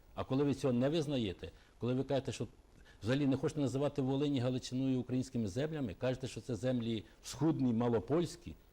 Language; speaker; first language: Ukrainian; native; Ukrainian